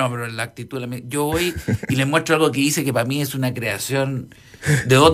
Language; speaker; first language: Spanish; native; Spanish